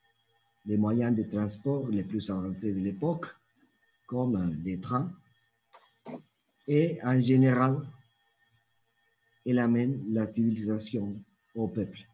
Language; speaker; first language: French; non-native, fluent; Spanish